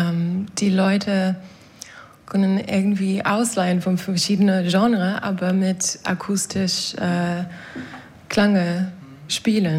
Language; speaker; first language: German; non-native, learner; English